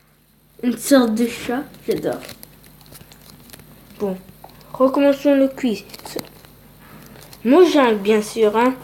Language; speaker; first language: French; early bilingual, other home language; Polish